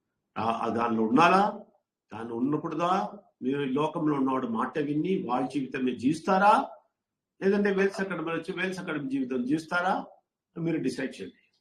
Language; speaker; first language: Telugu; non-native, learner; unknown